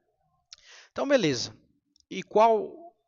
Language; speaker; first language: Portuguese; native; Portuguese